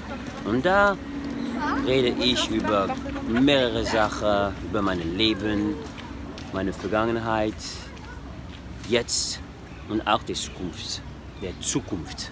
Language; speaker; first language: German; non-native, learner; French